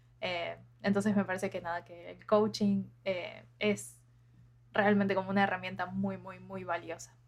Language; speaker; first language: Spanish; native; Spanish